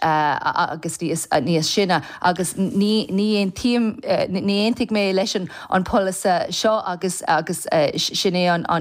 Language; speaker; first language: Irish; non-native, local second language; English